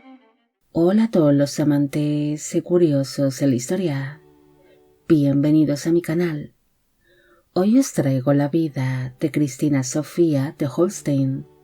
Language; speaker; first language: Spanish; native; Spanish